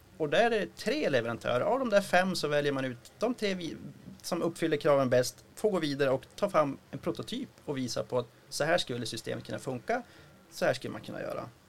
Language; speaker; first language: Swedish; native; Swedish